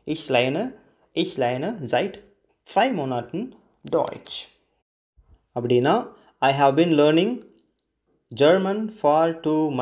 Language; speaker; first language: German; non-native, learner; Tamil